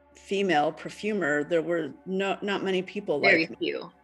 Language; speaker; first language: English; native; English